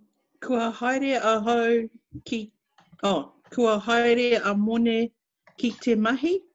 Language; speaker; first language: Māori; non-native, learner; English